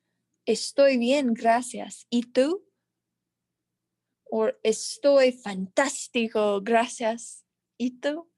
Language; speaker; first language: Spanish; non-native, learner; English